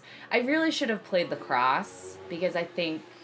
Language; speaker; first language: English; native; English